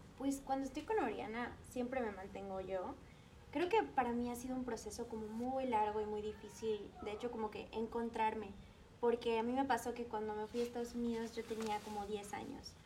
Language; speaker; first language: Spanish; native; Spanish